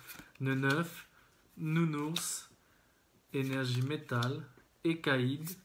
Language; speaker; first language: French; native; French